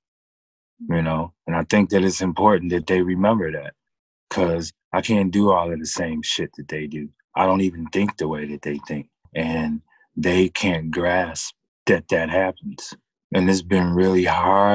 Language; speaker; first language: English; native; English